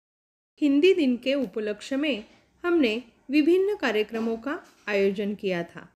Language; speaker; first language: Hindi; non-native, local second language; Marathi